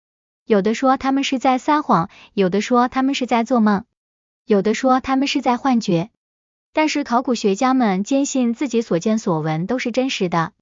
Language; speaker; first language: Chinese; native; Chinese